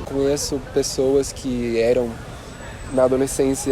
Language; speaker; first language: Portuguese; non-native, fluent; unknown